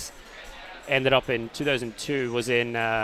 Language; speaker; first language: English; native; English